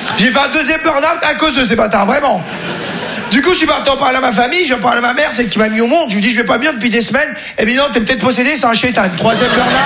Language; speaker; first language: French; native; French